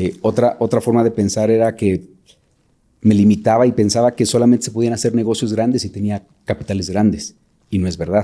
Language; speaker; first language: Spanish; native; Spanish